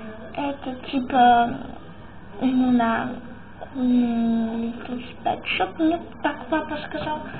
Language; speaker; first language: Russian; early bilingual, heritage; Russian